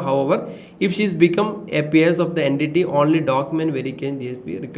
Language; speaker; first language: English; non-native, local second language; Malayalam